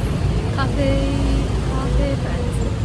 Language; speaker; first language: Chinese; non-native, learner; Japanese